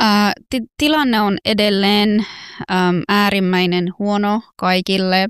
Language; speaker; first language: Finnish; non-native, fluent; Persian